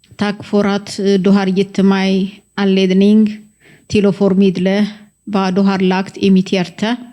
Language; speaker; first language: Norwegian; non-native, fluent; Amharic